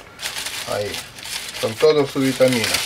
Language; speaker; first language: Spanish; non-native, fluent; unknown